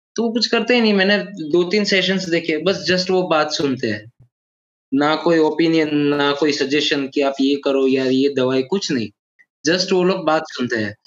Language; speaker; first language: Hindi; non-native, local second language; Gujarati